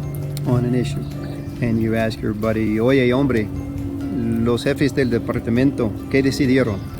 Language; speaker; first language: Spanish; non-native, fluent; English